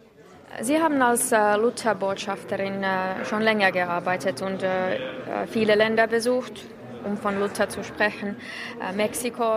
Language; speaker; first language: German; non-native, fluent; Finnish